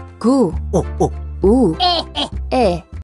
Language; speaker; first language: Spanish; non-native, learner; English